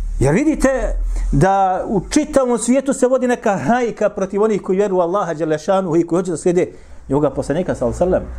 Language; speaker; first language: Bosnian; native; Bosnian